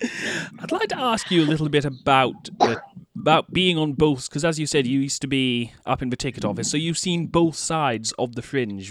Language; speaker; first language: English; native; English